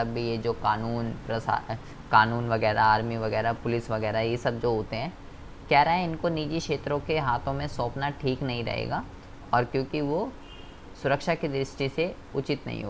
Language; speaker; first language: Hindi; native; Hindi